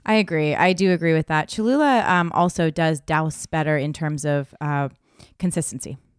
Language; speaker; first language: English; native; English